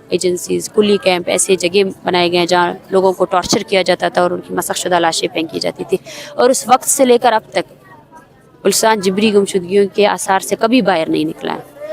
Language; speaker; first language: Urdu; non-native, local second language; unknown